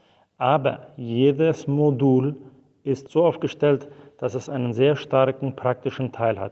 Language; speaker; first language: German; non-native, fluent; Spanish